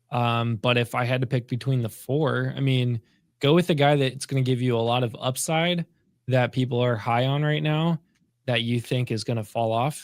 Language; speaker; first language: English; native; English